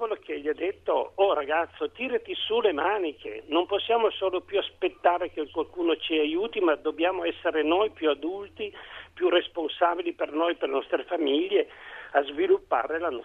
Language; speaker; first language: Italian; native; Italian